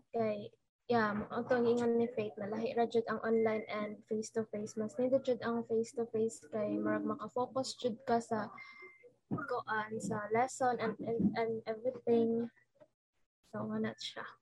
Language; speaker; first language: English; non-native, local second language; Cebuano